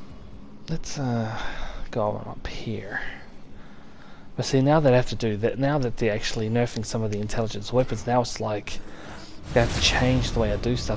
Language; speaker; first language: English; native; English